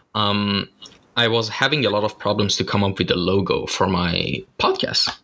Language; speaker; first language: English; non-native, fluent; Persian